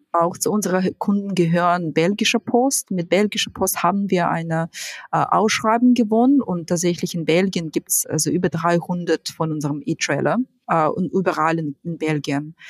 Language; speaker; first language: German; non-native, fluent; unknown